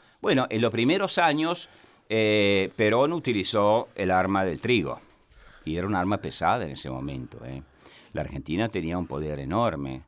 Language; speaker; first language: Spanish; non-native, fluent; Italian